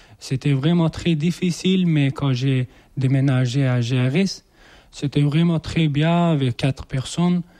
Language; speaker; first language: French; non-native, learner; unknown